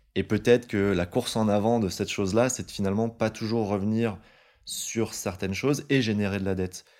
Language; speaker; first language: French; native; French